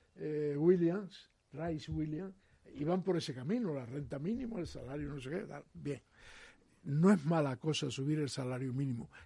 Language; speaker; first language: Spanish; native; Spanish